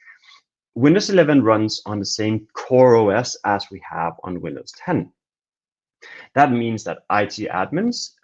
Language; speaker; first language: English; non-native, fluent; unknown